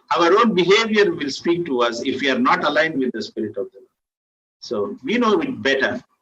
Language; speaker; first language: English; non-native, local second language; Telugu